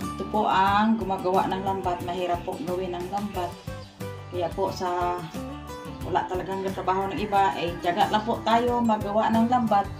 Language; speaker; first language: Filipino; non-native, local second language; Cebuano